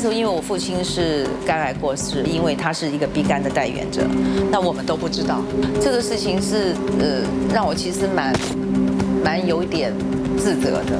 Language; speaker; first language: Chinese; native; Chinese